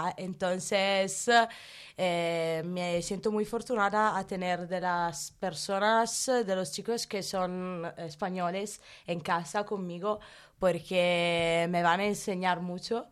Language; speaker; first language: Spanish; non-native, learner; Italian